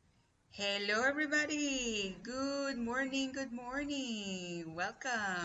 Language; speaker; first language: English; non-native, fluent; Spanish